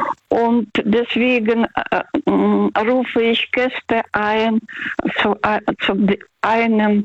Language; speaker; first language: German; non-native, fluent; Russian